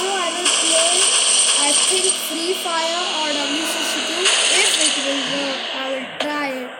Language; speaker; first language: English; non-native, learner; Hindi